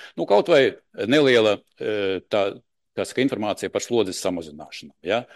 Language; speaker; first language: Latvian; non-native, local second language; Russian